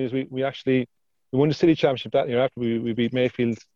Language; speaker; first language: English; native; English